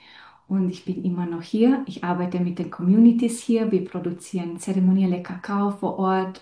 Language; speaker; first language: German; non-native, fluent; Romanian